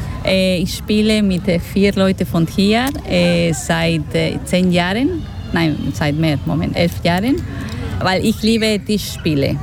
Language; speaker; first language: German; non-native, fluent; Spanish